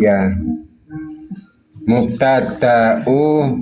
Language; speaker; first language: Arabic; non-native, learner; Indonesian